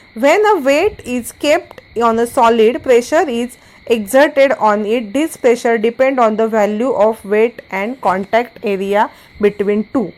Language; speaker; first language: English; non-native, local second language; Marathi